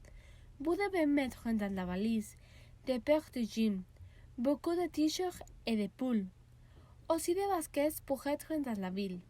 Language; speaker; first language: French; non-native, learner; Spanish